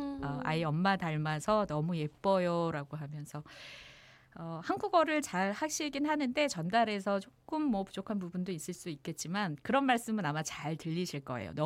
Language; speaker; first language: Korean; native; Korean